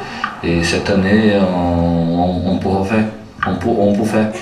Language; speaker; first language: French; non-native, fluent; Portuguese